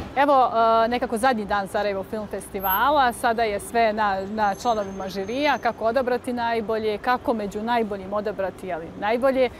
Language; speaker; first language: Serbian; native; Serbian